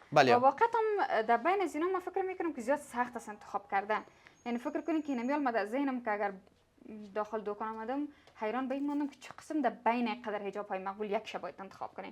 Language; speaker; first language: Persian; native; Persian